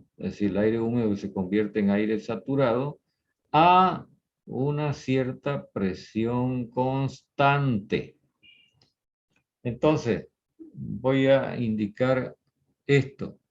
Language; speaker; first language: Spanish; native; Spanish